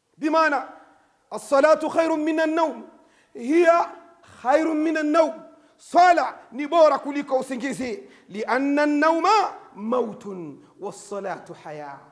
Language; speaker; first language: Swahili; native; Swahili